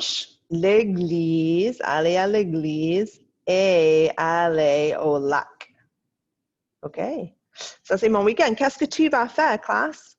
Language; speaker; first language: French; non-native, fluent; English